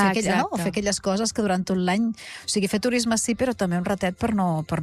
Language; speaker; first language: Catalan; native; Catalan